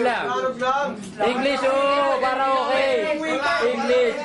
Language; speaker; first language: English; non-native, local second language; Filipino